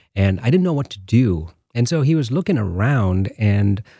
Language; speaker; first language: English; non-native, local second language; Tamil